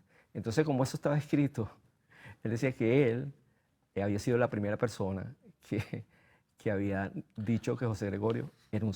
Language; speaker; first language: Spanish; native; Spanish